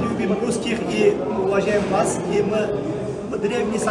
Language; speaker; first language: Russian; non-native, fluent; Turkish